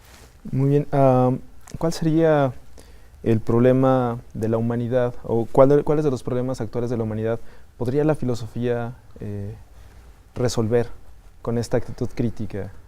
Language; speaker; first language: Spanish; native; Spanish